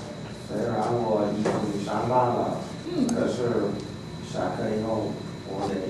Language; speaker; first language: Chinese; non-native, learner; Korean